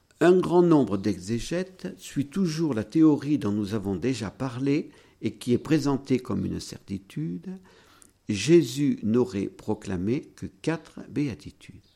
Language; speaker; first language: French; native; French